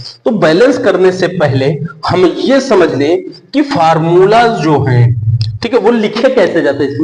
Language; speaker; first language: Hindi; native; Hindi